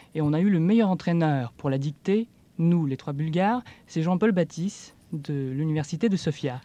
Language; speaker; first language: French; non-native, fluent; Bulgarian